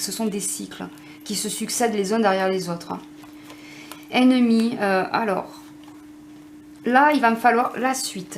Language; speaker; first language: French; native; French